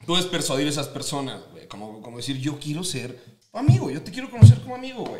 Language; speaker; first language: Spanish; native; Spanish